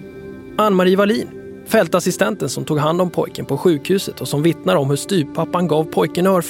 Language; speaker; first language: Swedish; native; Swedish